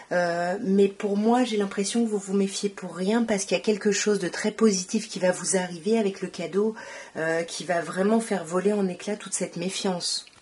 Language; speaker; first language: French; native; French